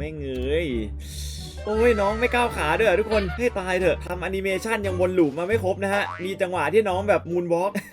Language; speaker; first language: Thai; native; Thai